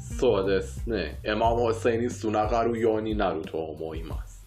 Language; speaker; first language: Japanese; non-native, fluent; Persian